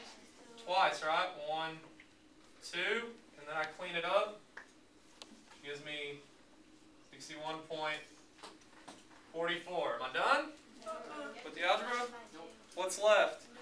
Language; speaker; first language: English; native; English